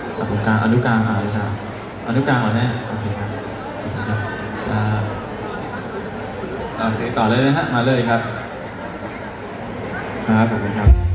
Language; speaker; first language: Thai; native; Thai